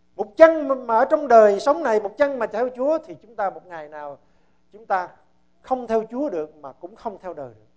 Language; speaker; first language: Vietnamese; early bilingual, heritage; Vietnamese